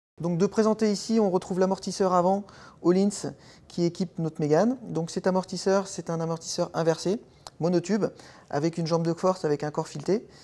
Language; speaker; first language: French; native; French